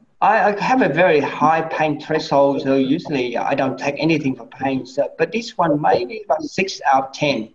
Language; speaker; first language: English; non-native, fluent; Vietnamese